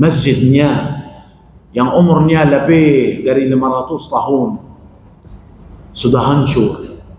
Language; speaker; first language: Indonesian; non-native, fluent; Arabic